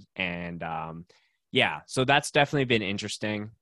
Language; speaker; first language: English; native; English